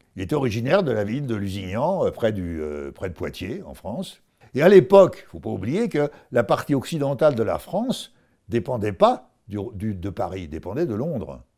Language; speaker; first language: French; native; French